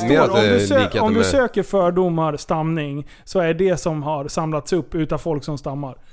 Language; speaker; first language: Swedish; native; Swedish